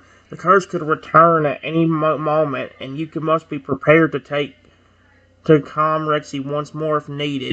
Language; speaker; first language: English; native; English